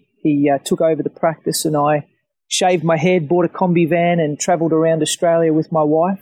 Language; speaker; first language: English; native; English